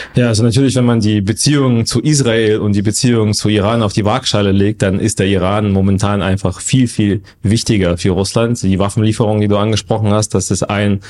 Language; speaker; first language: German; non-native, fluent; Russian